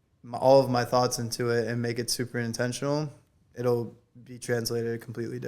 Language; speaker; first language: English; native; English